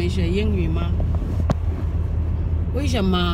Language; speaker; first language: Chinese; non-native, fluent; English